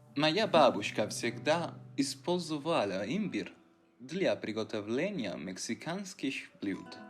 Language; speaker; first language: Russian; non-native, fluent; Italian